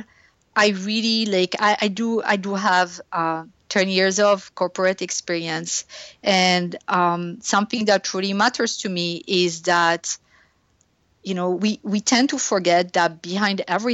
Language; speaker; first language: English; non-native, fluent; French